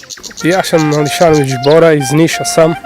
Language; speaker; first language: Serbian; non-native, local second language; Romany